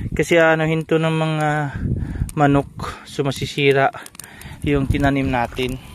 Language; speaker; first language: Filipino; non-native, local second language; Cebuano